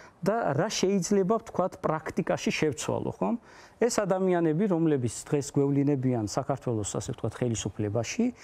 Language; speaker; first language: Georgian; non-native, local second language; Azerbaijani